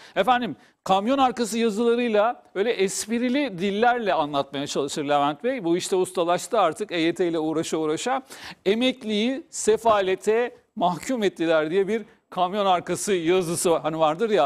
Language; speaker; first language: Turkish; native; Turkish